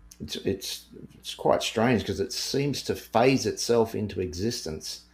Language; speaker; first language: English; native; English